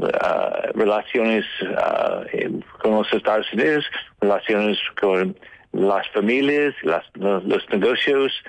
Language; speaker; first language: Spanish; non-native, learner; English